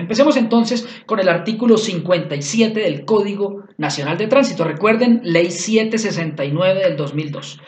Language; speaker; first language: Spanish; native; Spanish